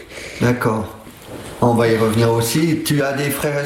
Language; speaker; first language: French; native; French